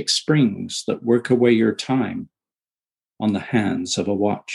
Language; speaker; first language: English; native; English